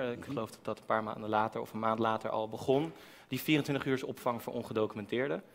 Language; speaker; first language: Dutch; native; Dutch